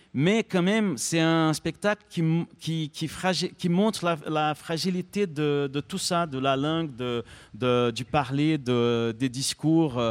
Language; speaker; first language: French; non-native, fluent; Portuguese